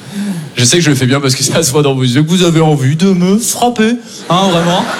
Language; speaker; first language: French; native; French